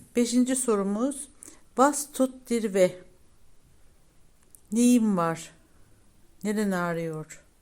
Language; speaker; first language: Turkish; native; Turkish